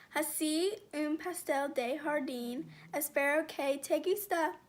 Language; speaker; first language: Spanish; non-native, learner; English